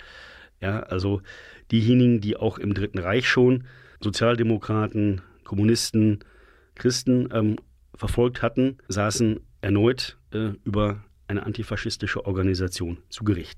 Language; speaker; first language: German; native; German